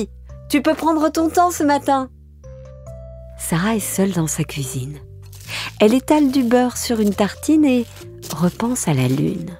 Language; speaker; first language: French; native; French